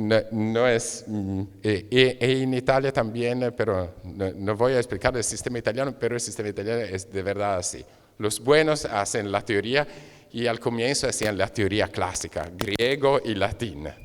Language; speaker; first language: Spanish; non-native, fluent; Italian